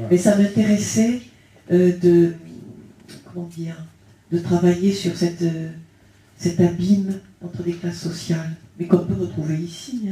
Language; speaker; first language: French; early bilingual, other home language; Spanish